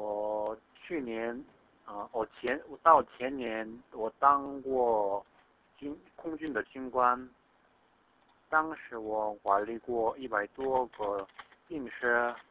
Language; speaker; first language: Chinese; non-native, fluent; Korean